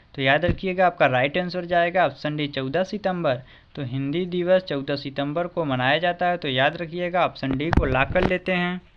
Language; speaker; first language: Hindi; native; Hindi